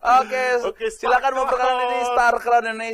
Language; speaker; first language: Indonesian; native; Indonesian